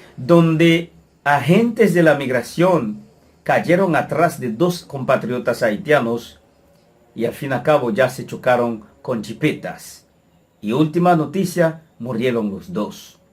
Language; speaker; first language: Spanish; non-native, fluent; Haitian Creole